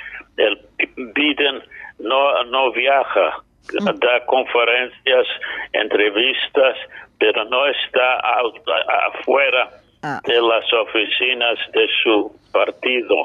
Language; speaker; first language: Spanish; non-native, fluent; English